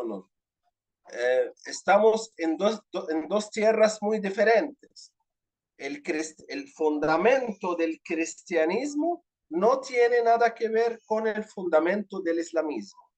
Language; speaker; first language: Spanish; non-native, fluent; Arabic